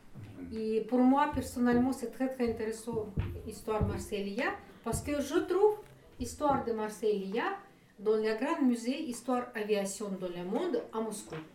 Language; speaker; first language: French; non-native, learner; Russian